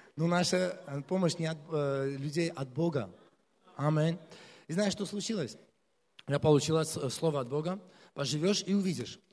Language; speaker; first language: Russian; non-native, local second language; Armenian